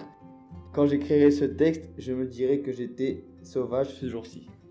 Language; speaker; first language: French; native; French